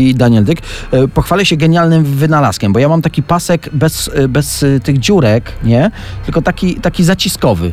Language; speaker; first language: Polish; native; Polish